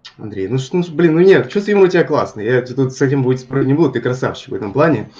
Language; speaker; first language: Russian; native; Russian